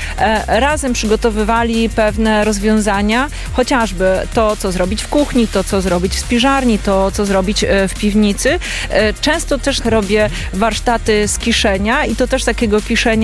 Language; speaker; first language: Polish; native; Polish